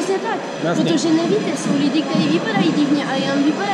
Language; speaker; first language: Czech; non-native, fluent; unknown